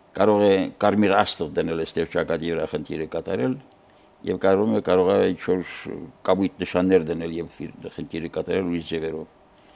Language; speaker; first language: Armenian; native; Armenian